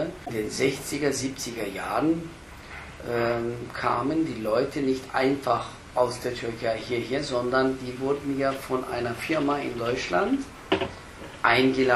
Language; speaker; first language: German; early bilingual, other home language; Turkish